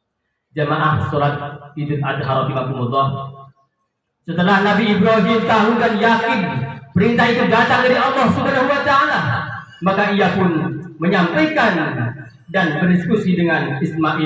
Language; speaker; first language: Indonesian; native; Indonesian